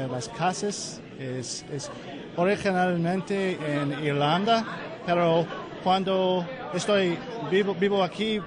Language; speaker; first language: Spanish; non-native, learner; English